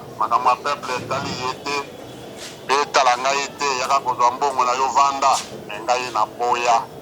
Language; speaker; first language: Lingala; native; Lingala